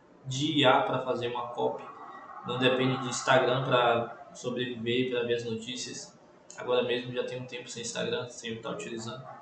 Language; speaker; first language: Portuguese; native; Portuguese